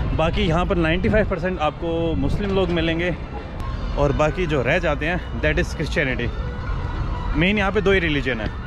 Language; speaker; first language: Hindi; native; Hindi